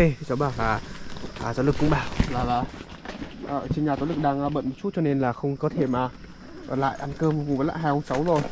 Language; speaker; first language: Vietnamese; native; Vietnamese